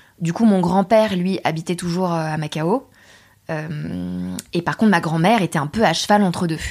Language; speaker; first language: French; native; French